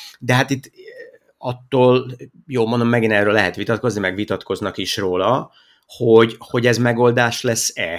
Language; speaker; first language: Hungarian; native; Hungarian